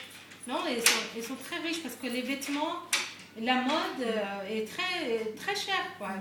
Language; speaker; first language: French; non-native, fluent; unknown